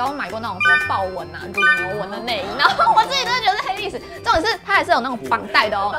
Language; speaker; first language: Chinese; native; Chinese